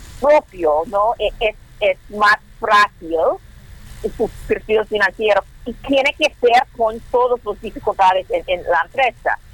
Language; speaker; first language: Spanish; non-native, learner; English